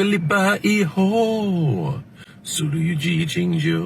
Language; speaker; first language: Chinese; non-native, learner; English